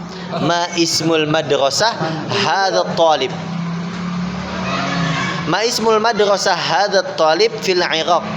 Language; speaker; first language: Arabic; non-native, fluent; Indonesian